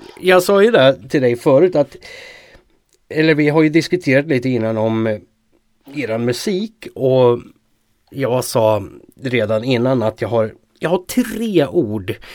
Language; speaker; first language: Swedish; native; Swedish